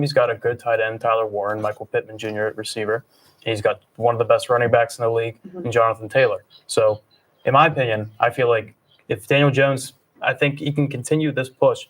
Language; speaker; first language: English; native; English